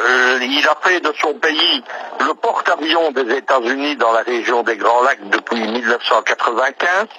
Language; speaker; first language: French; native; French